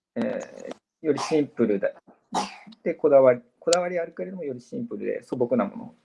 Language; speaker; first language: Japanese; native; Japanese